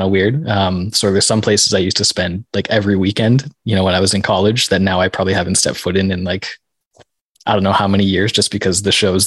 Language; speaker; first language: English; native; English